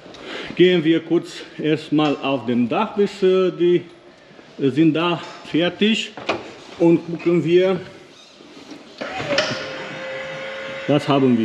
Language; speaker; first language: German; non-native, learner; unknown